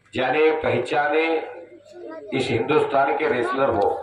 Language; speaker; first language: Hindi; non-native, local second language; Marathi